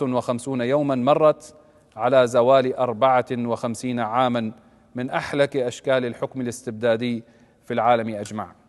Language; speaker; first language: Arabic; native; Arabic